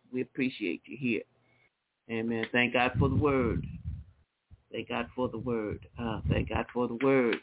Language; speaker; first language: English; native; English